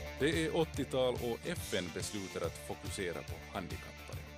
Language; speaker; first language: Swedish; native; Swedish